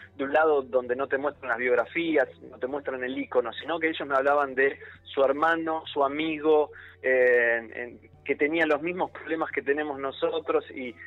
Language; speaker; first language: Spanish; native; Spanish